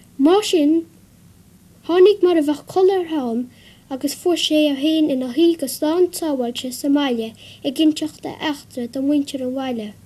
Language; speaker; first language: Irish; native; Irish